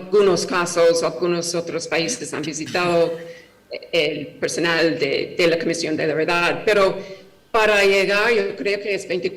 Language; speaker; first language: Spanish; non-native, fluent; English